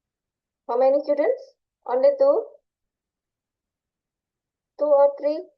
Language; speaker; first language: English; non-native, fluent; Indonesian